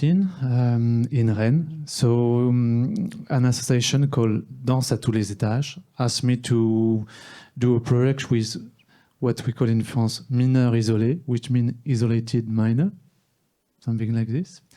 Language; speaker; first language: English; non-native, learner; French